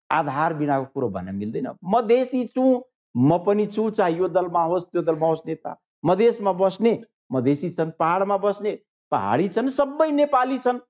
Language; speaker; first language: Nepali; non-native, local second language; Maithili